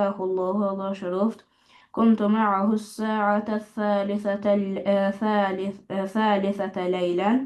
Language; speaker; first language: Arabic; non-native, learner; Albanian